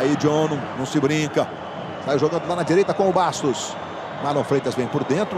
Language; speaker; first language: Portuguese; native; Portuguese